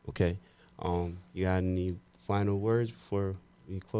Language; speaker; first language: English; native; English